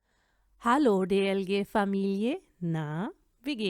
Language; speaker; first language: German; non-native, fluent; Urdu